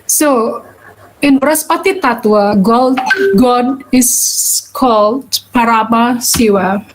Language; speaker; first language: English; non-native, learner; Balinese